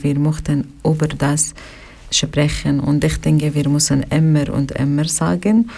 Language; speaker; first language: German; non-native, learner; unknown